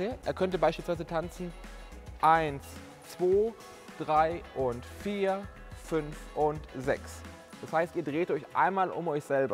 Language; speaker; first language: German; native; German